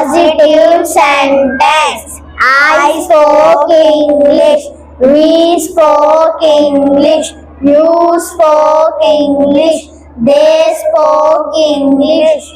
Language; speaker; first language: English; non-native, learner; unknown